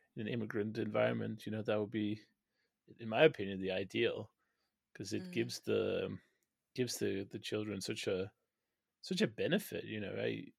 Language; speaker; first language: English; non-native, fluent; Danish